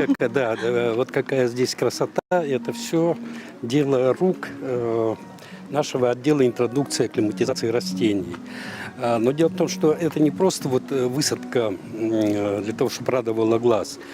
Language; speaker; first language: Russian; native; Russian